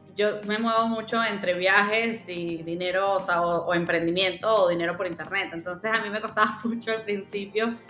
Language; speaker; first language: Spanish; native; Spanish